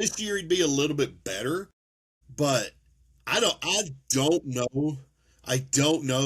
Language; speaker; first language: English; native; English